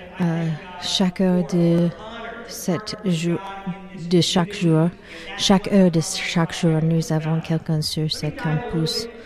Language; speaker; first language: French; non-native, learner; English